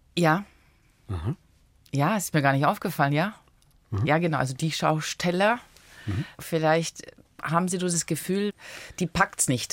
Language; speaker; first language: German; early bilingual, other home language; Italian